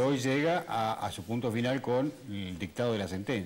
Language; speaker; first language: Spanish; native; Spanish